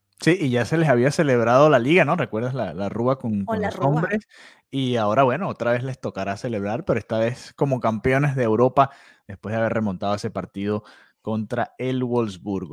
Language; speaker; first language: Spanish; native; Spanish